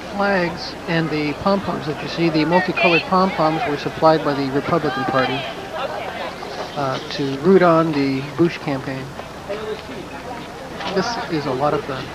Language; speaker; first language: English; native; English